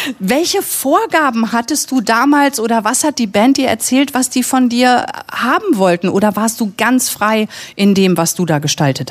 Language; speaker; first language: German; native; German